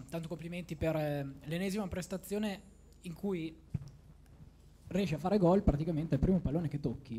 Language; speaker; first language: Italian; native; Italian